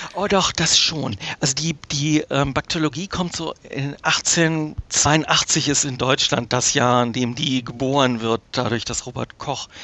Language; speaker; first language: German; native; German